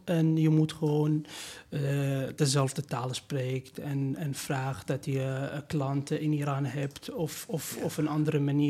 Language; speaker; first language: Dutch; non-native, learner; Persian